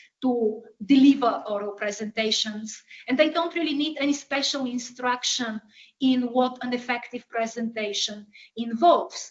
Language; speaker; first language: English; non-native, fluent; Bulgarian